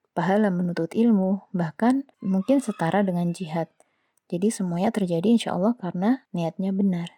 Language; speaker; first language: Indonesian; non-native, local second language; Javanese